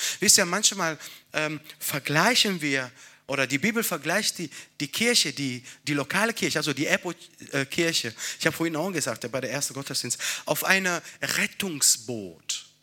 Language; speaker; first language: German; non-native, fluent; Italian